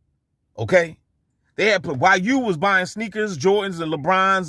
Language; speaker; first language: English; native; English